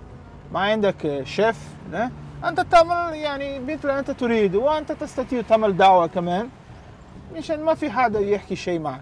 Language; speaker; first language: Arabic; non-native, learner; Portuguese